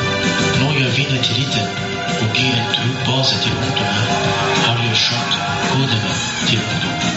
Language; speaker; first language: Norwegian; non-native, learner; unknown